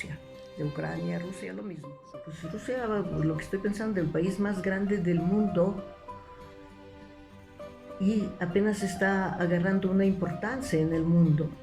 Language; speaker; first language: Spanish; non-native, fluent; Russian